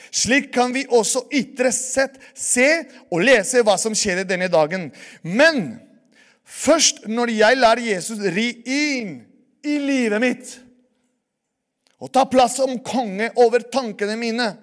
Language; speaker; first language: Norwegian; non-native, fluent; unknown